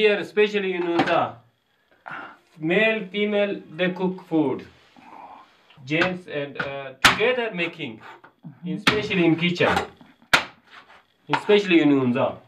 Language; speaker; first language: English; non-native, learner; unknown